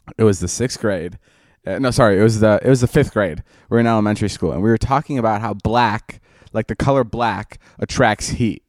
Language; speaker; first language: English; early bilingual, other home language; Slovak